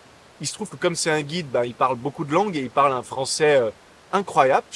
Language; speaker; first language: French; native; French